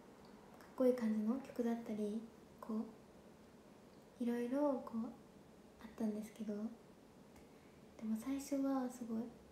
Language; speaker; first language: Japanese; native; Japanese